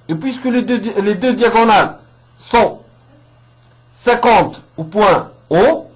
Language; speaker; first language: French; non-native, local second language; Arabic